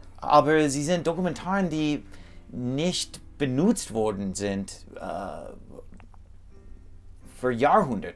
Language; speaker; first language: German; non-native, learner; English